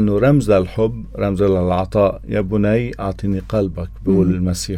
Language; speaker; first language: Arabic; native; Arabic